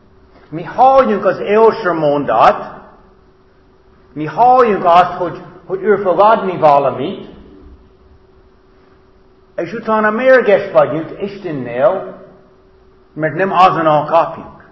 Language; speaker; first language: Hungarian; non-native, fluent; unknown